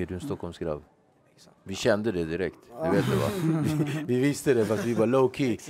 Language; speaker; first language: Swedish; native; Swedish